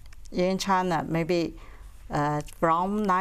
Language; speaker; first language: English; non-native, learner; Chinese